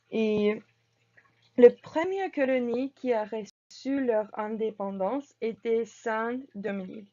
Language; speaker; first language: French; non-native, learner; English